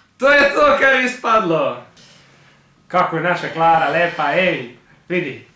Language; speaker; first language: Slovenian; early bilingual, other home language; Serbian